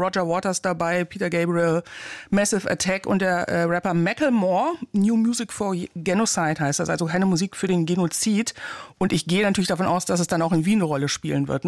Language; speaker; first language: German; native; German